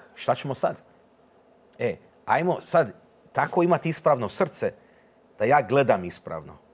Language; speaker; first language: Croatian; early bilingual, heritage; Croatian